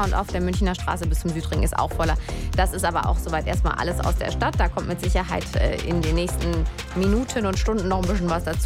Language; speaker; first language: German; native; German